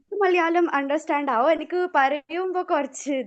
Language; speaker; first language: Malayalam; early bilingual, heritage; Malayalam